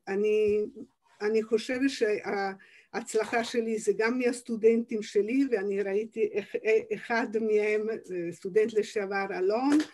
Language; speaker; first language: Hebrew; non-native, fluent; Italian